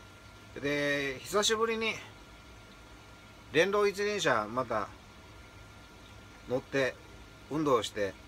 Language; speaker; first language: Japanese; native; Japanese